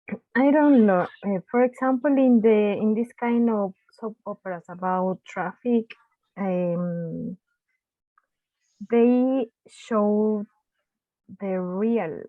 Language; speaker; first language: English; non-native, learner; Spanish